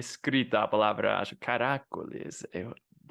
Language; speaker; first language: Portuguese; non-native, fluent; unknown